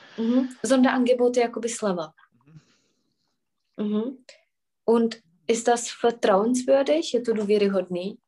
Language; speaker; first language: German; non-native, fluent; Czech